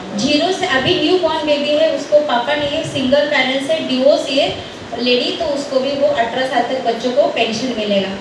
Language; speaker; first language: Hindi; non-native, local second language; Marathi